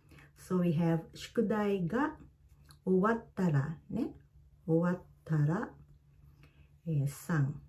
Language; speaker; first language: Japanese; non-native, fluent; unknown